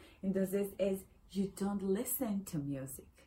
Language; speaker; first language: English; non-native, learner; Spanish